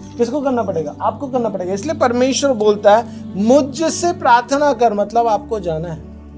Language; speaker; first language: Hindi; non-native, local second language; Marathi